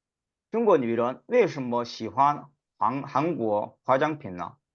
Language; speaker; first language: Chinese; non-native, fluent; Korean